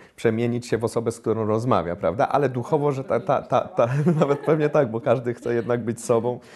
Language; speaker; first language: Polish; native; Polish